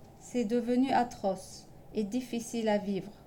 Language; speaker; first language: French; early bilingual, other home language; Turkish